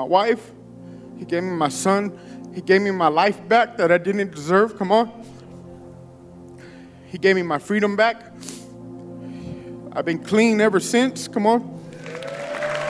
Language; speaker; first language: English; native; English